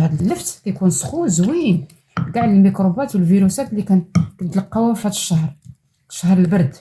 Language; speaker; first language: Arabic; native; Arabic